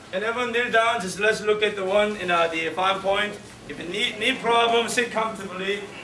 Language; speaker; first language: English; non-native, fluent; Korean